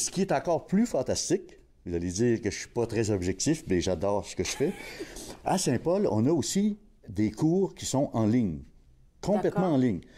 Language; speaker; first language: French; native; French